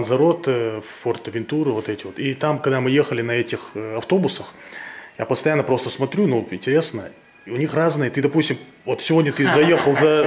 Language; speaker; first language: Russian; native; Russian